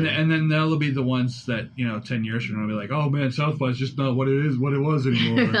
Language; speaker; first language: English; native; English